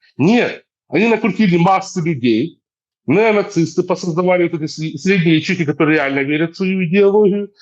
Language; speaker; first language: Russian; native; Russian